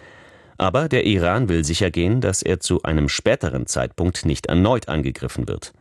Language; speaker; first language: German; native; German